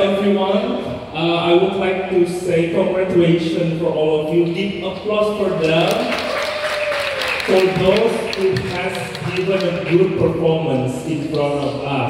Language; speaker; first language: English; non-native, fluent; Indonesian